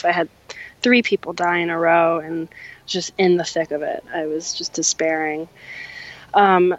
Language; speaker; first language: English; native; English